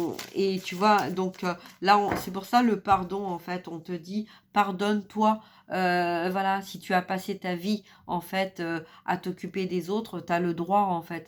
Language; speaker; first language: French; native; French